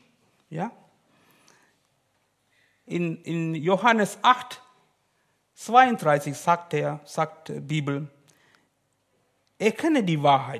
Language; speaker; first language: German; non-native, learner; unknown